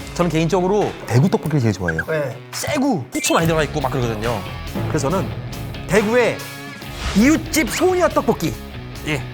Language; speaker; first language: Korean; native; Korean